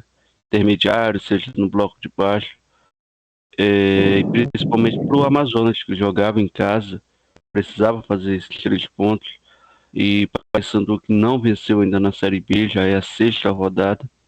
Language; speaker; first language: Portuguese; native; Portuguese